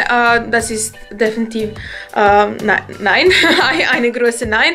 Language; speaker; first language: German; non-native, fluent; Bosnian